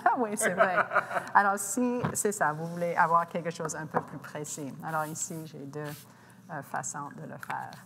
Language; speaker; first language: French; non-native, local second language; English